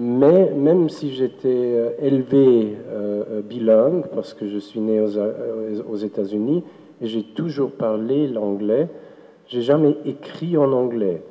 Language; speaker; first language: French; non-native, fluent; German